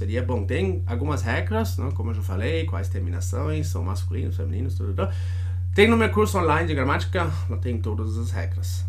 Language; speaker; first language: Portuguese; non-native, fluent; German